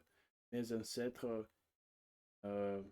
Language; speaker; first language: French; non-native, learner; Russian